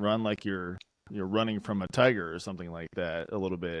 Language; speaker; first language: English; native; English